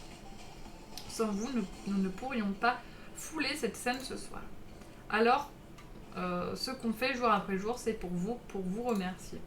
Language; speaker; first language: French; native; French